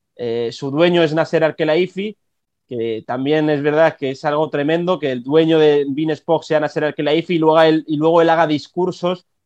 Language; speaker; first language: Spanish; native; Spanish